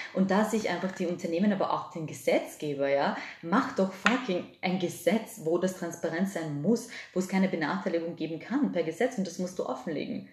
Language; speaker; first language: German; early bilingual, other home language; Serbian